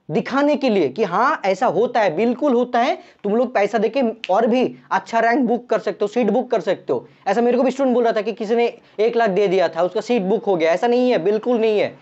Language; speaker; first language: Hindi; non-native, local second language; Bangla